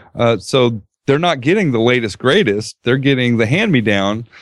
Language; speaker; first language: English; native; English